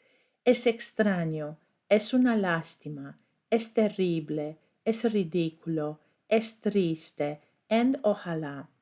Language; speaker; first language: Spanish; non-native, fluent; English